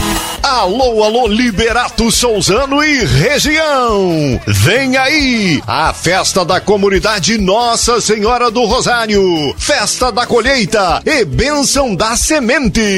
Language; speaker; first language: Portuguese; native; Portuguese